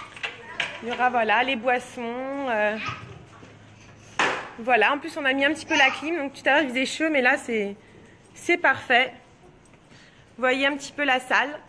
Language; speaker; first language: French; native; French